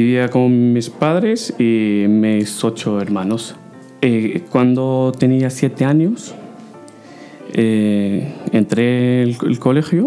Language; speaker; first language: Spanish; non-native, fluent; Arabic